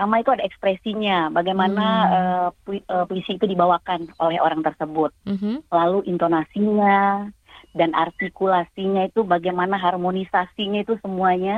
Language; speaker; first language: Indonesian; native; Indonesian